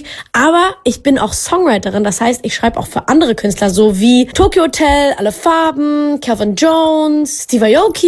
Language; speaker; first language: German; native; German